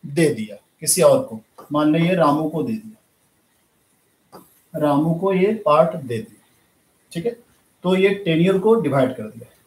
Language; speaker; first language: Hindi; native; Hindi